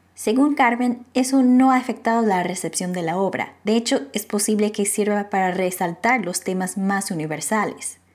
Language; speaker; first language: Spanish; non-native, fluent; English